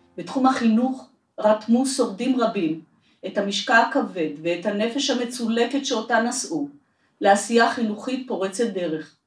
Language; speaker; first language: Hebrew; native; Hebrew